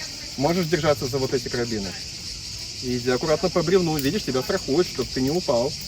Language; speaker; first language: Russian; native; Russian